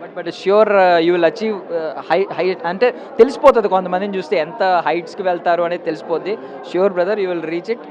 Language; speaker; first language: Telugu; native; Telugu